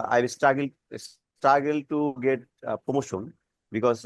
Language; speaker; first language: English; non-native, learner; Bangla